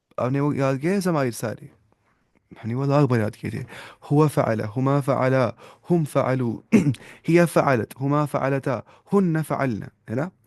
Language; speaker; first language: Urdu; native; Urdu